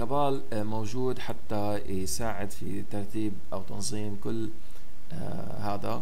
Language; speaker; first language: Arabic; native; Arabic